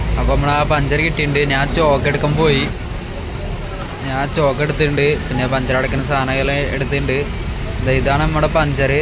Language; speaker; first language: Malayalam; non-native, learner; Hindi